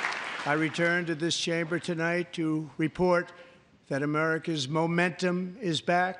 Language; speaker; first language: English; native; English